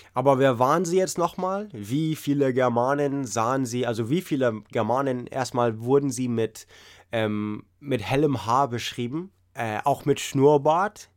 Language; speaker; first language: German; non-native, fluent; English